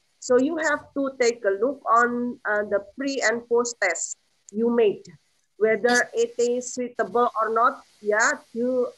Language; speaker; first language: English; non-native, fluent; Indonesian